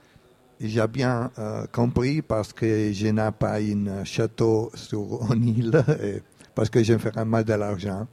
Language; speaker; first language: French; non-native, fluent; Italian